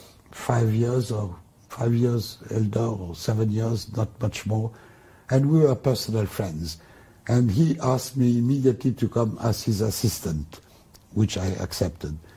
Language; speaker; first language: English; non-native, fluent; Arabic